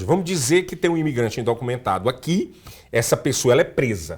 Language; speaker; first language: Portuguese; native; Portuguese